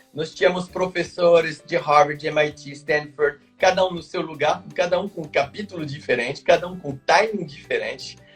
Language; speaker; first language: Portuguese; non-native, fluent; French